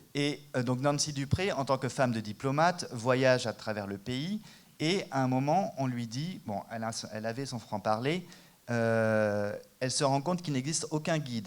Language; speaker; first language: French; native; French